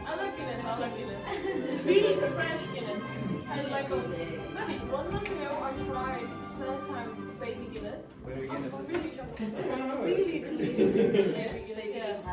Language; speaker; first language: English; non-native, learner; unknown